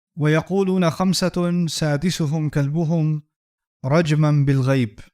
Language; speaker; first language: Urdu; early bilingual, heritage; Urdu